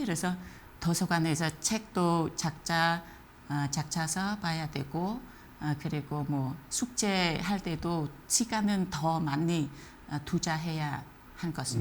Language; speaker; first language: Korean; non-native, fluent; Vietnamese